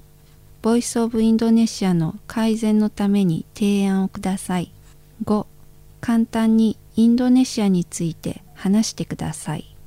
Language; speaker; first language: Japanese; non-native, learner; Indonesian